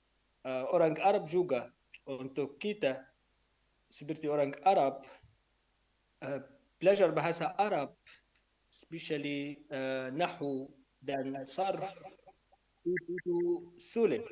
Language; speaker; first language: Indonesian; non-native, learner; Arabic